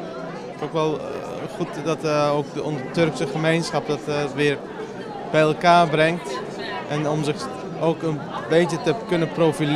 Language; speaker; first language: Dutch; early bilingual, other home language; Turkish